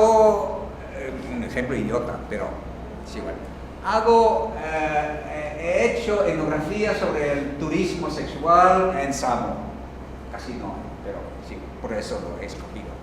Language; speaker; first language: Spanish; non-native, fluent; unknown